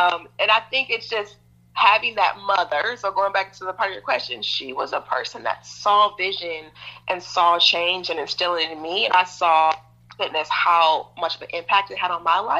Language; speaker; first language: English; native; English